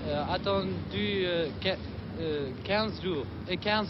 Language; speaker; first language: French; non-native, learner; German